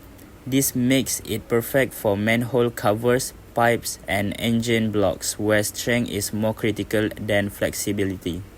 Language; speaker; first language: English; non-native, local second language; Malay